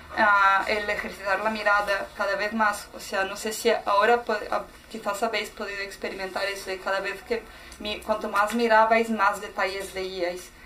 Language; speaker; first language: Spanish; non-native, fluent; Portuguese